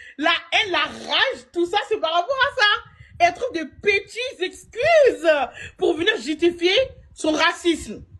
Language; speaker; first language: French; early bilingual, other home language; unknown